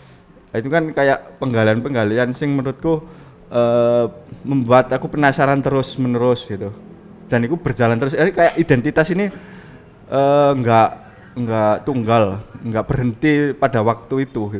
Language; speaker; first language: Indonesian; non-native, local second language; Javanese